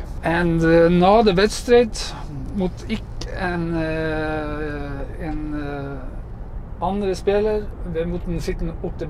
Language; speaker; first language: Dutch; non-native, fluent; Norwegian